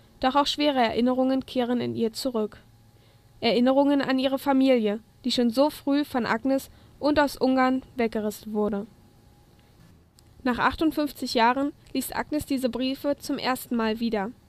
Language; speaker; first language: German; native; German